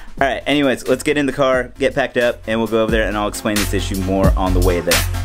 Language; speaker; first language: English; native; English